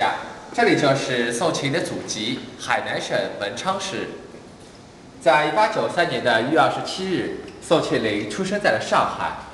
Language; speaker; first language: Chinese; native; Chinese